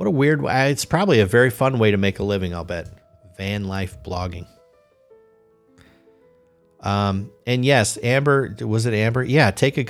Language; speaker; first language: English; native; English